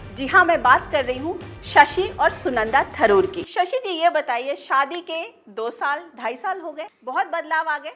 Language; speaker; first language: Hindi; native; Hindi